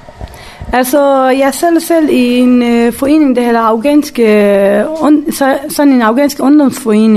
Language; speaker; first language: Danish; early bilingual, other home language; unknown